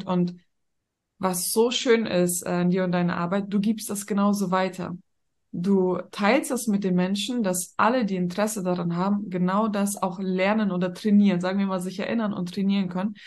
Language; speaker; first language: German; native; German